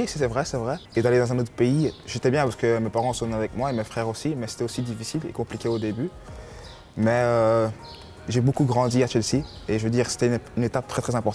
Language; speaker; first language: French; early bilingual, other home language; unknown